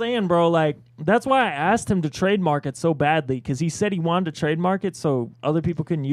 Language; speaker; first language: English; native; English